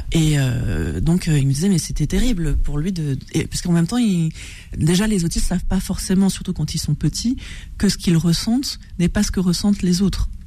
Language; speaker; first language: French; native; French